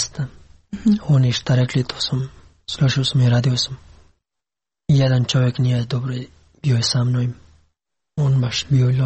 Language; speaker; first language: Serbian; non-native, learner; Pashto